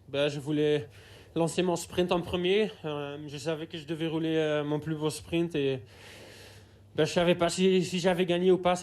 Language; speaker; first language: French; non-native, learner; Dutch